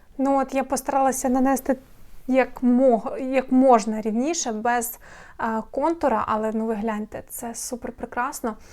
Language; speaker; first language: Ukrainian; non-native, local second language; Russian